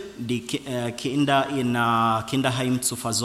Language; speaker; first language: German; non-native, learner; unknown